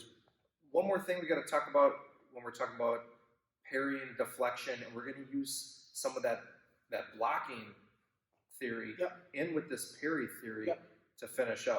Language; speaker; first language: English; native; English